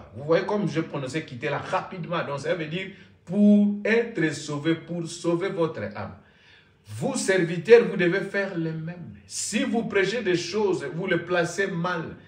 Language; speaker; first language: French; non-native, local second language; Lingala